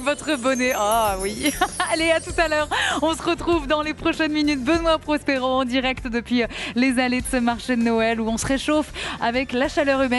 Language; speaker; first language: French; native; French